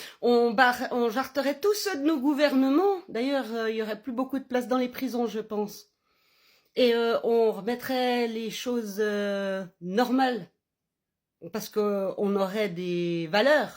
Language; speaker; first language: French; native; French